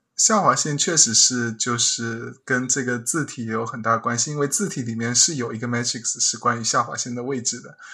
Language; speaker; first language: Chinese; native; Chinese